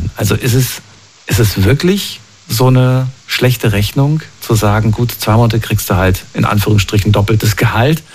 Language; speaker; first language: German; native; German